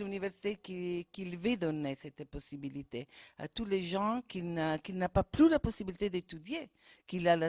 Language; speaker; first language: French; non-native, fluent; Italian